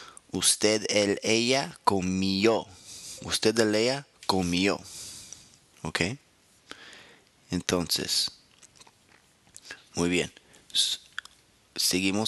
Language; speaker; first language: Spanish; non-native, fluent; English